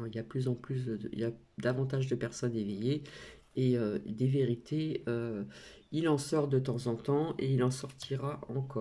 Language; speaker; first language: French; native; French